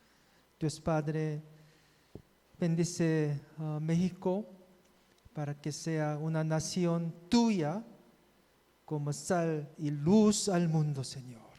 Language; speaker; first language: Spanish; non-native, fluent; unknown